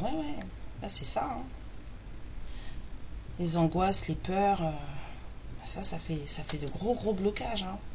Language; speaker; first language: French; native; French